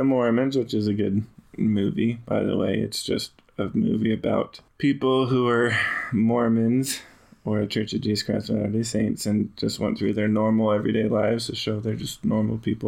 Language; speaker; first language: English; native; English